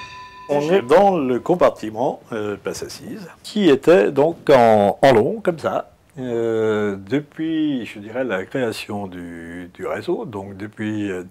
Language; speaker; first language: French; native; French